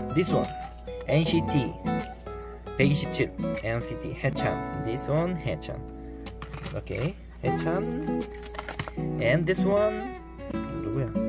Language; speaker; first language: English; non-native, learner; Korean